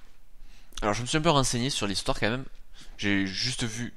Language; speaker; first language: French; native; French